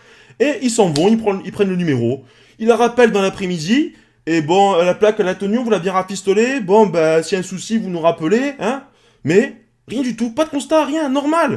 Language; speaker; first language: French; native; French